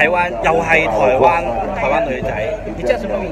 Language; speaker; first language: Chinese; non-native, local second language; Cantonese